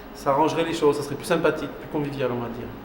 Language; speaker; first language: French; native; French